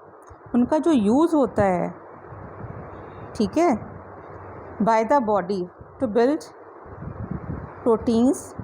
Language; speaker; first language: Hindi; native; Hindi